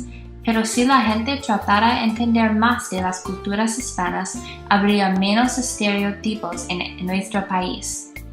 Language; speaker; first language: Spanish; non-native, learner; English